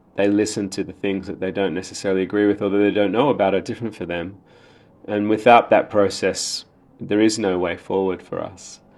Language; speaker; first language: English; native; English